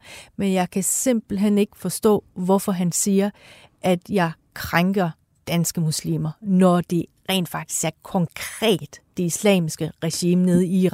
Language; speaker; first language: Danish; early bilingual, other home language; Persian